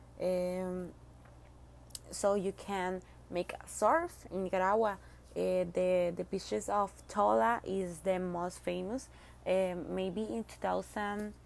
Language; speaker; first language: English; non-native, learner; Spanish